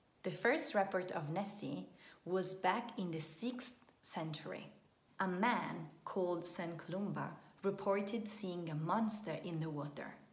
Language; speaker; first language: English; non-native, fluent; Italian